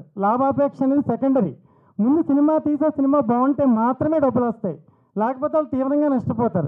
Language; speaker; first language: Telugu; native; Telugu